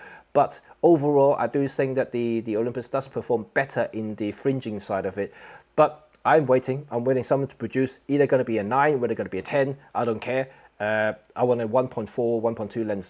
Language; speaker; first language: English; non-native, local second language; Cantonese